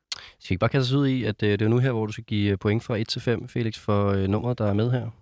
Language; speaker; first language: Danish; native; Danish